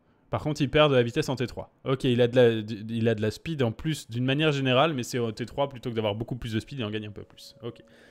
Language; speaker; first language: French; native; French